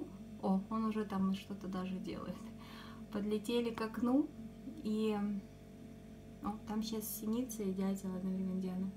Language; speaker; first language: Russian; native; Russian